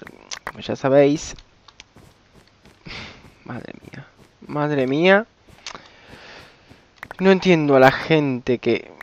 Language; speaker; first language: Spanish; native; Spanish